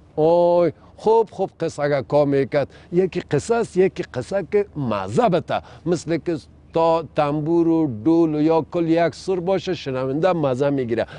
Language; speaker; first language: Persian; native; Persian